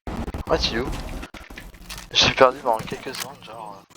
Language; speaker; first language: French; native; French